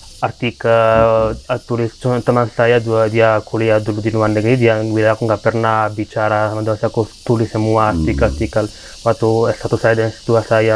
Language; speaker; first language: Indonesian; non-native, fluent; Italian